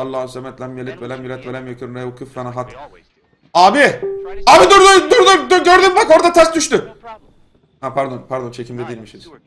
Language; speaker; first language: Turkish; native; Turkish